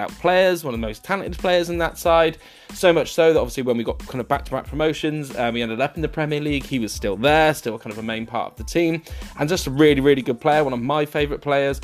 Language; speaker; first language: English; native; English